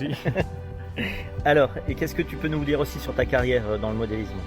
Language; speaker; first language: French; native; French